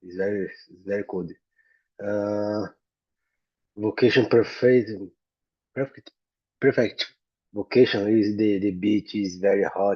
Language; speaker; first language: English; non-native, learner; Portuguese